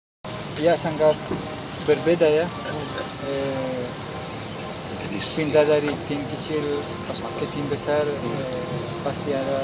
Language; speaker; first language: Indonesian; non-native, fluent; Spanish